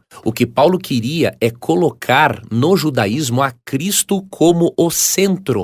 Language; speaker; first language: Portuguese; native; Portuguese